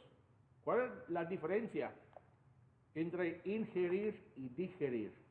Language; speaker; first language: Spanish; non-native, fluent; English